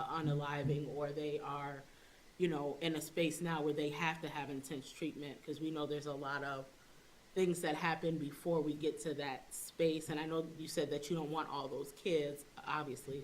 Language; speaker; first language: English; native; English